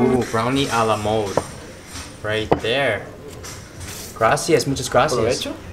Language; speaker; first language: Spanish; non-native, learner; English